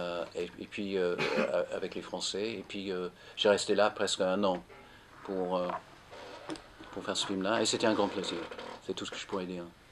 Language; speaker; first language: French; non-native, fluent; English